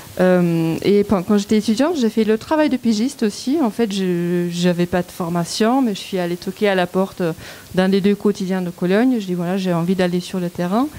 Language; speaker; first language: French; non-native, fluent; German